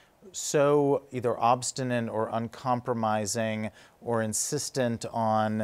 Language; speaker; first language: English; native; English